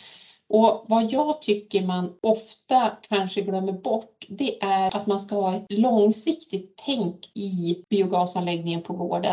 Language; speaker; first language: Swedish; native; Swedish